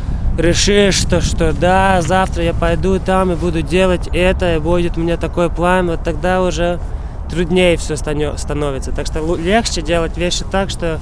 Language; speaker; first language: Russian; non-native, local second language; Latvian